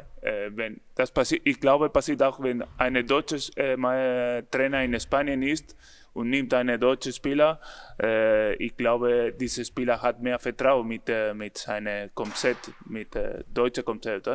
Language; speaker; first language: German; non-native, learner; Spanish